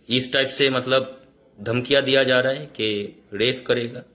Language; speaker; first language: Hindi; non-native, local second language; Bangla